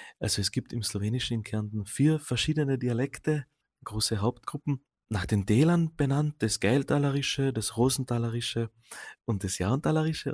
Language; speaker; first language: German; non-native, local second language; Slovenian